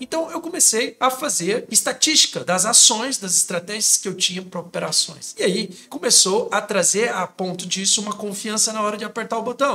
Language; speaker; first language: Portuguese; native; Portuguese